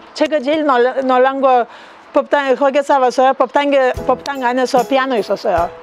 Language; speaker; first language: Korean; non-native, learner; Lithuanian